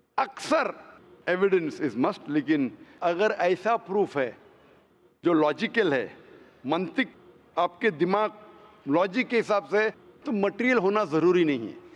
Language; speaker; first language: Hindi; non-native, local second language; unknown